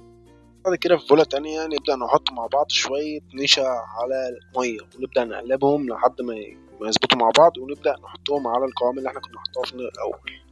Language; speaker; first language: Arabic; native; Arabic